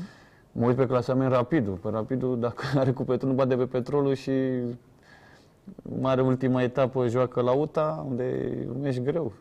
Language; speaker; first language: Romanian; native; Romanian